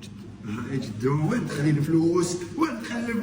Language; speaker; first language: Arabic; native; Arabic